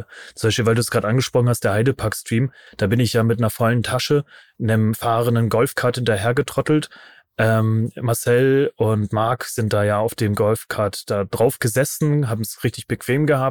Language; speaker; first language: German; native; German